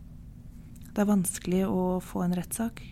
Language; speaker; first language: Norwegian; non-native, fluent; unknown